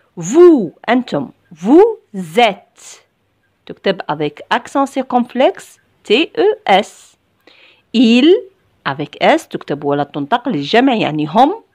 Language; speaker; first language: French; non-native, local second language; Arabic